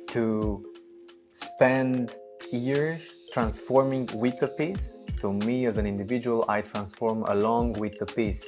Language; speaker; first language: English; non-native, fluent; Romanian